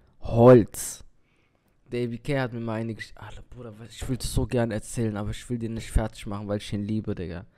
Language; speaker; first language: German; early bilingual, other home language; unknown